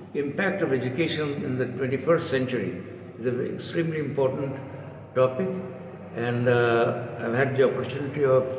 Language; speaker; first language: English; non-native, local second language; Bangla